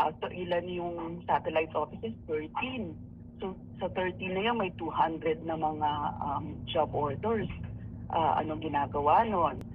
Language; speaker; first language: Filipino; native; Filipino